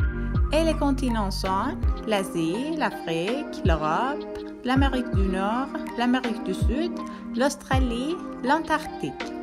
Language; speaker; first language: French; non-native, fluent; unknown